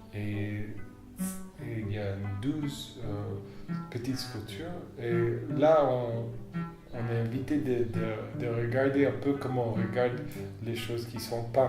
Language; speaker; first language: French; non-native, fluent; English